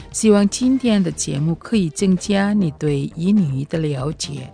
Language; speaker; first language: Chinese; non-native, fluent; Indonesian